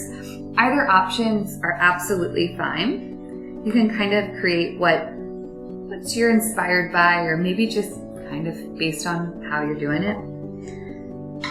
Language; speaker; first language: English; native; English